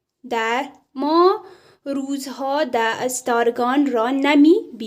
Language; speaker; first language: Persian; non-native, fluent; Urdu